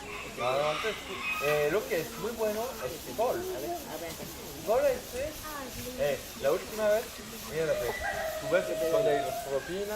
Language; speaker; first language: Spanish; non-native, learner; French